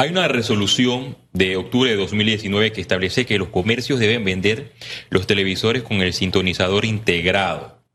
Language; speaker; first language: Spanish; native; Spanish